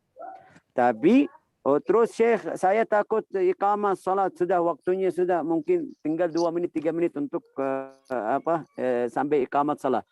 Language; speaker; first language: Indonesian; non-native, fluent; Arabic